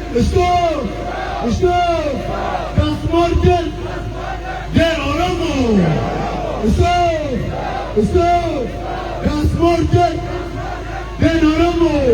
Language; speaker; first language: German; non-native, learner; Oromo